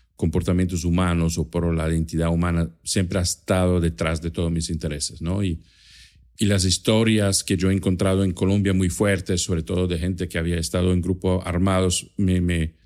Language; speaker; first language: Spanish; non-native, fluent; German